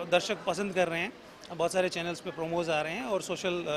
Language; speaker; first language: Hindi; native; Hindi